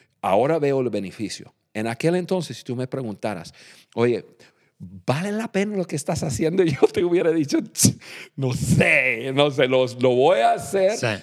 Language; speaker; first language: Spanish; non-native, fluent; English